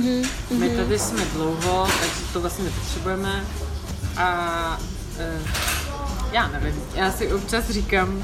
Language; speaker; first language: Czech; early bilingual, heritage; Czech